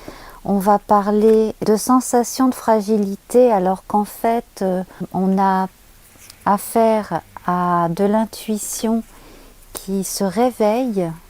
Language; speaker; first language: French; native; French